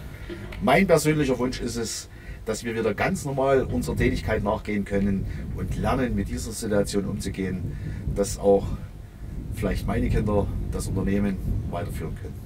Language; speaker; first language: German; native; German